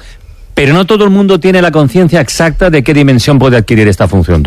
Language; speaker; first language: Spanish; native; Spanish